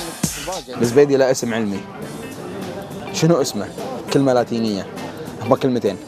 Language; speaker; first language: Arabic; native; Arabic